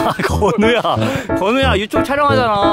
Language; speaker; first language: Korean; native; Korean